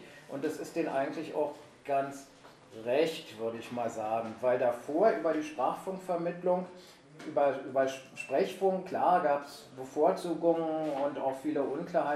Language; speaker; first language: German; native; German